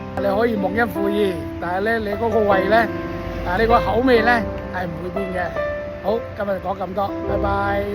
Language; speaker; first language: Cantonese; non-native, local second language; Hakka Chinese